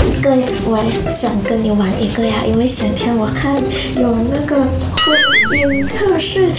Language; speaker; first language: Chinese; non-native, fluent; Thai